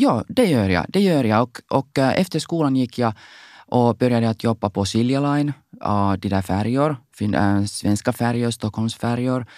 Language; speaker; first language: Swedish; non-native, local second language; Finnish